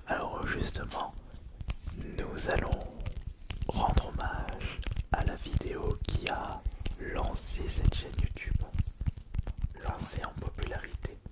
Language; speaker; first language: French; native; French